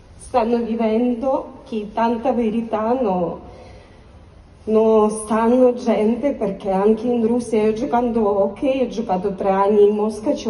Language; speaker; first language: Italian; non-native, learner; Ukrainian